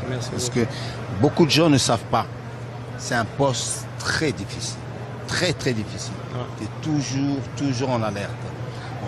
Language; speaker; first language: French; native; French